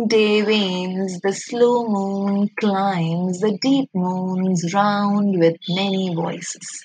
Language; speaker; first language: English; non-native, local second language; Malayalam